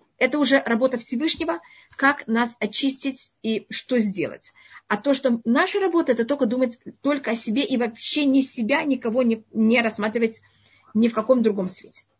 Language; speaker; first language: Russian; early bilingual, heritage; Russian